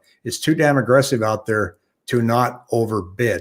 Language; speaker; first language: English; native; English